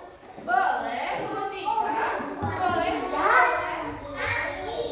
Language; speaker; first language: Indonesian; native; Indonesian